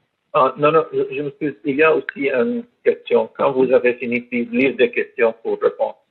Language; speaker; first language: French; non-native, learner; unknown